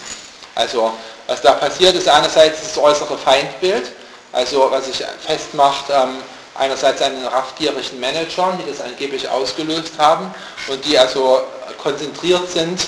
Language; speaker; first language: German; native; German